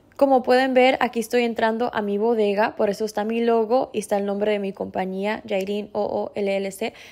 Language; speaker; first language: Spanish; early bilingual, heritage; Spanish